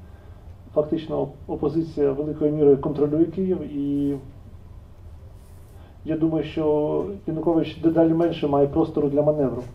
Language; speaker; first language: Ukrainian; native; Ukrainian